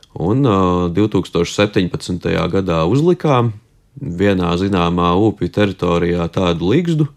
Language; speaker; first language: Latvian; native; Latvian